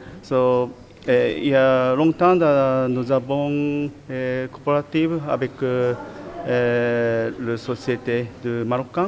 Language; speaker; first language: French; non-native, learner; Japanese